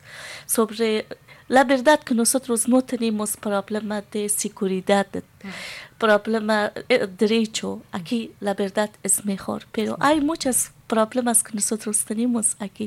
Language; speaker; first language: Spanish; non-native, learner; Persian